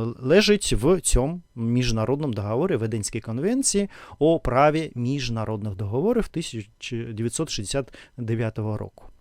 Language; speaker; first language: Ukrainian; non-native, fluent; Russian